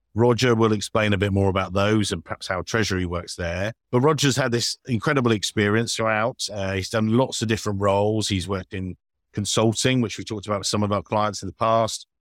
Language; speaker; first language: English; native; English